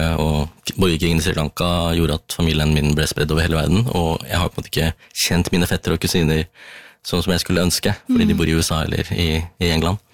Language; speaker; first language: Norwegian; early bilingual, other home language; Tamil